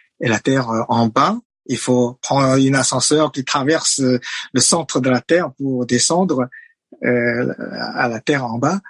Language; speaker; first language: French; non-native, fluent; Chinese